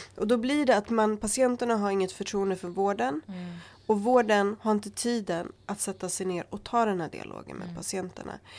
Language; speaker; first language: Swedish; early bilingual, other home language; Kurdish